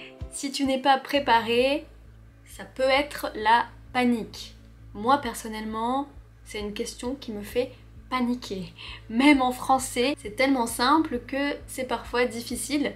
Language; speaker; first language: French; native; French